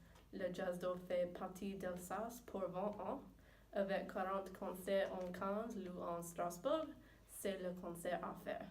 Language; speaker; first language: French; non-native, learner; English